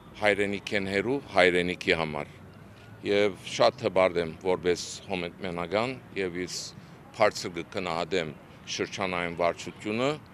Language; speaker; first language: Armenian; early bilingual, heritage; Armenian